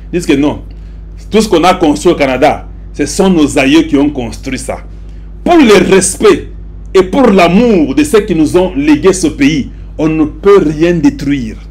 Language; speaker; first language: French; non-native, local second language; Lingala